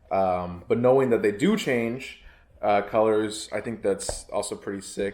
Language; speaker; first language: English; native; English